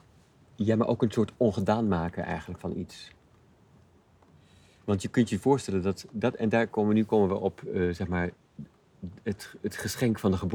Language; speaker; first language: Dutch; native; Dutch